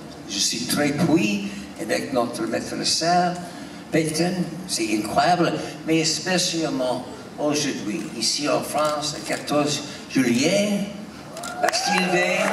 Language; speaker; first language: French; non-native, learner; English